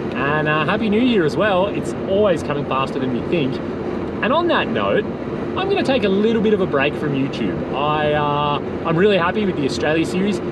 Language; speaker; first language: English; native; English